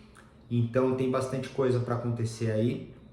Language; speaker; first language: Portuguese; native; Portuguese